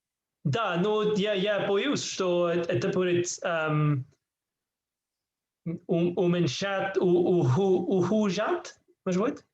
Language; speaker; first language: Russian; non-native, learner; English